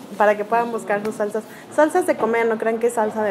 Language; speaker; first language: Spanish; native; Spanish